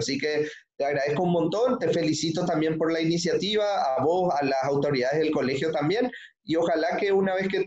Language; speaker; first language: Spanish; native; Spanish